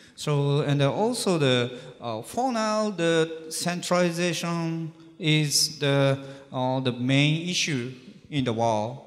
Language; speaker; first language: English; non-native, learner; Japanese